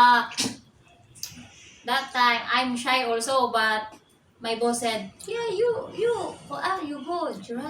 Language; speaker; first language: English; non-native, local second language; Cebuano